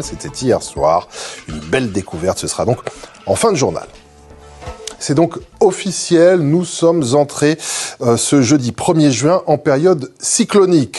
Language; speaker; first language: French; native; French